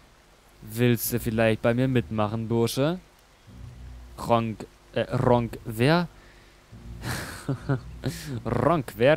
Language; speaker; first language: German; native; German